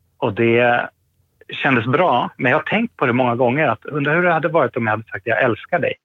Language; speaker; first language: Swedish; native; Swedish